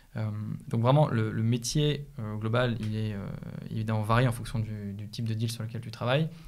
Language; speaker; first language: French; native; French